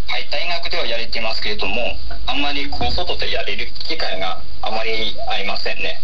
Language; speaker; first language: Japanese; non-native, fluent; Chinese